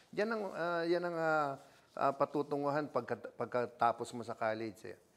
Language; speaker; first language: Filipino; native; Filipino